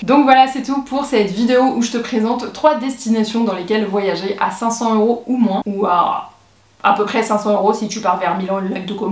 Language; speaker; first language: French; native; French